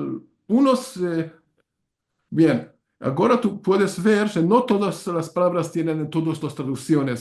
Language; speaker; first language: Spanish; non-native, learner; Hungarian